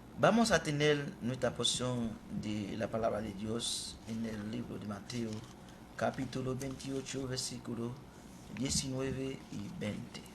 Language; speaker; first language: Spanish; non-native, fluent; Haitian Creole